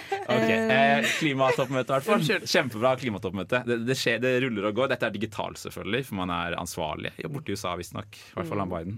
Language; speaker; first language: Norwegian; native; Norwegian